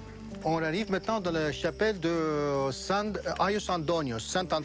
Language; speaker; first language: French; non-native, fluent; Greek